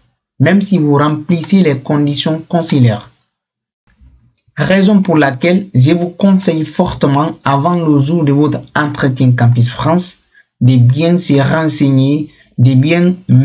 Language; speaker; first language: French; non-native, local second language; Fula